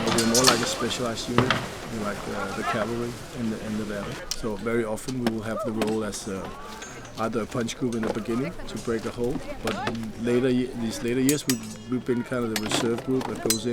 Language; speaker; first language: English; non-native, fluent; Danish